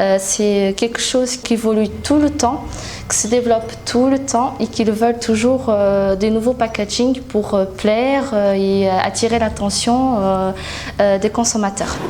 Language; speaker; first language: French; non-native, fluent; Portuguese